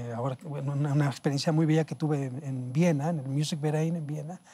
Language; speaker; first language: Spanish; native; Spanish